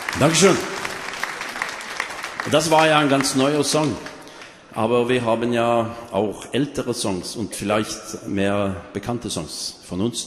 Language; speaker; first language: German; non-native, learner; Norwegian